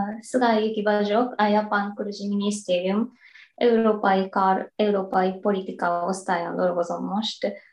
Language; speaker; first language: Hungarian; non-native, fluent; Japanese